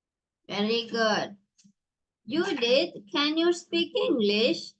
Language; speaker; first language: English; non-native, local second language; Tamil